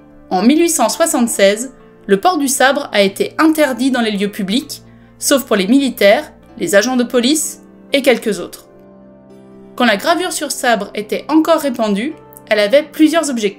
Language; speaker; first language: French; native; French